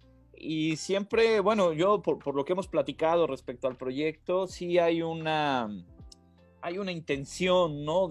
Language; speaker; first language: Spanish; native; Spanish